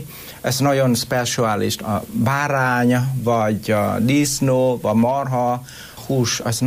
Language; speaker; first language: Hungarian; non-native, learner; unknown